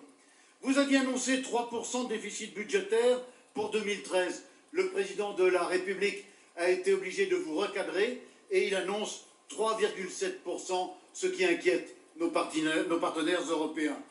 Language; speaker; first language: French; native; French